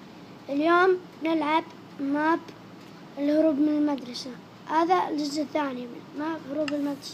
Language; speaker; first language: Arabic; native; Arabic